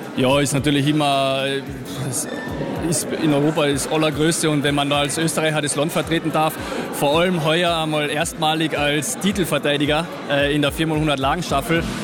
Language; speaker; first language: German; native; German